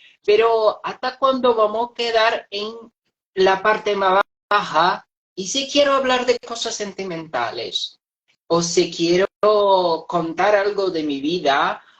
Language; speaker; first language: Spanish; non-native, fluent; Portuguese